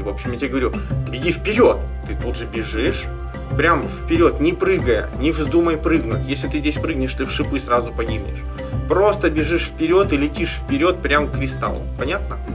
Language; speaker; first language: Russian; native; Russian